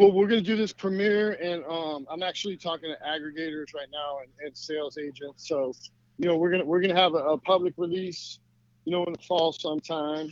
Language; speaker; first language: English; native; English